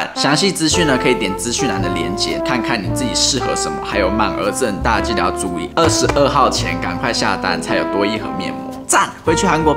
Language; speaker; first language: Chinese; native; Chinese